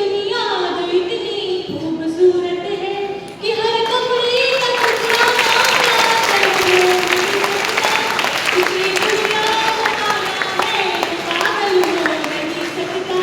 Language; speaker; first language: Hindi; native; Hindi